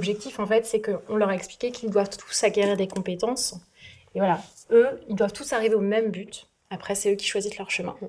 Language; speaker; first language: French; native; French